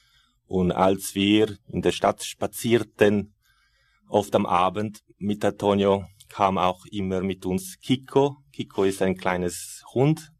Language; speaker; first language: German; non-native, fluent; Italian